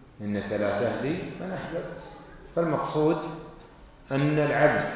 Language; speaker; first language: Arabic; native; Arabic